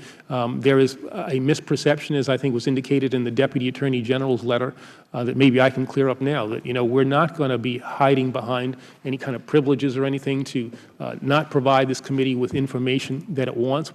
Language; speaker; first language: English; native; English